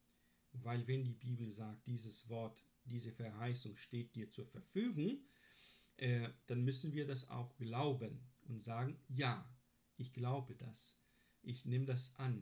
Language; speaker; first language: German; non-native, fluent; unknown